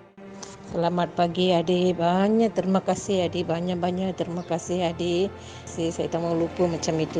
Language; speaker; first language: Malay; non-native, local second language; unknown